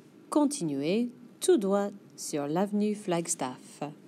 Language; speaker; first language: French; non-native, fluent; English